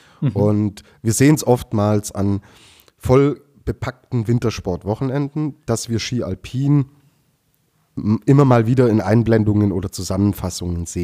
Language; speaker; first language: German; native; German